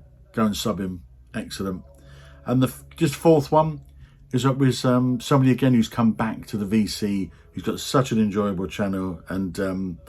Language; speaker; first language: English; native; English